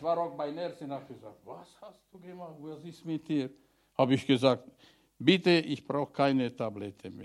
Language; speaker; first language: German; non-native, learner; Romanian